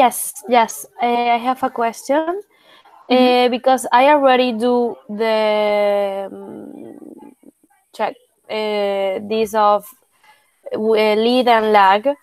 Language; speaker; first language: English; non-native, fluent; Italian